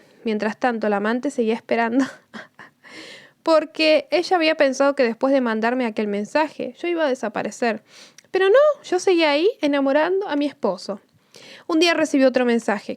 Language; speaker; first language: Spanish; native; Spanish